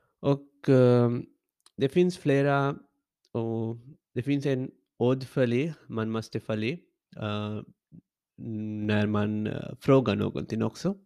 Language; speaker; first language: Swedish; non-native, learner; English